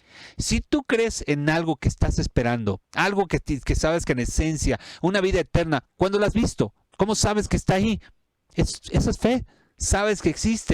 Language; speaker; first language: Spanish; native; Spanish